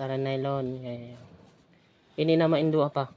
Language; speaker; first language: Indonesian; non-native, learner; Filipino